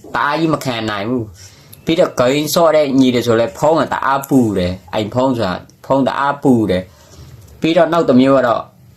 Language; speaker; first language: Burmese; non-native, local second language; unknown